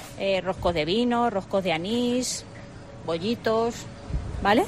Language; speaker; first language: Spanish; native; Spanish